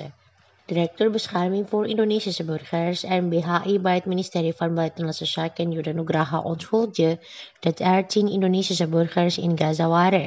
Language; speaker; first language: Dutch; non-native, learner; Indonesian